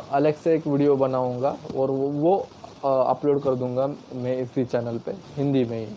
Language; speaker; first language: Hindi; non-native, local second language; Marathi